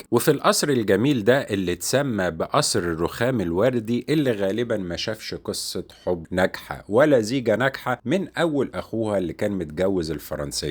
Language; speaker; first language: Arabic; native; Arabic